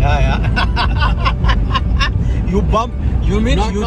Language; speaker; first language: English; non-native, local second language; Hindi